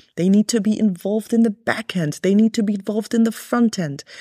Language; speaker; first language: English; early bilingual, other home language; Arabic